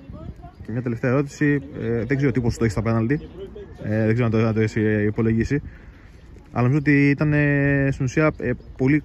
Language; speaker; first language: Greek; native; Greek